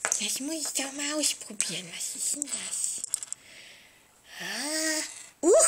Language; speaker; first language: German; native; German